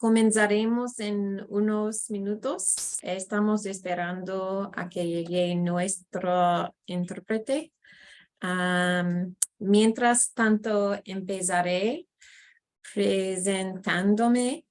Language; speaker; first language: Spanish; non-native, fluent; English